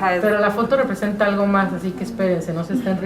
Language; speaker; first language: Spanish; native; Spanish